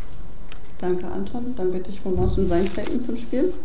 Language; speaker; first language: German; native; German